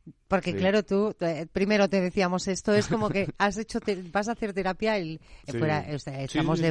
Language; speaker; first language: Spanish; native; Spanish